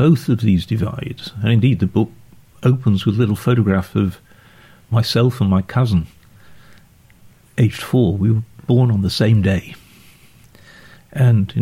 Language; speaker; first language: English; native; English